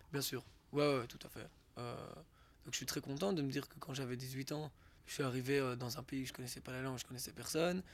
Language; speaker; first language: French; native; French